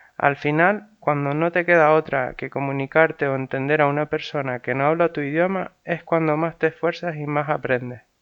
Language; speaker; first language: Spanish; early bilingual, other home language; Serbian